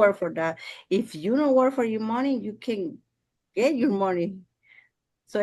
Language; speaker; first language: English; non-native, learner; Spanish